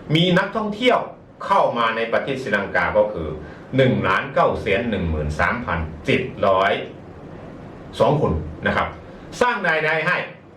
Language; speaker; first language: Thai; non-native, fluent; Chinese